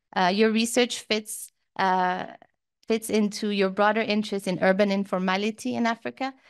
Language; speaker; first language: English; early bilingual, other home language; Persian